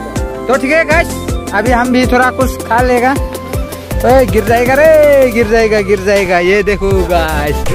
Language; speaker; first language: Hindi; non-native, local second language; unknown